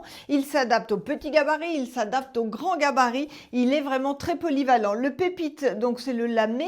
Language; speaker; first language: French; native; French